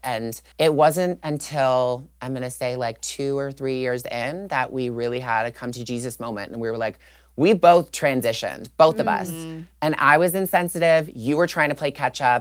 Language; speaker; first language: English; native; English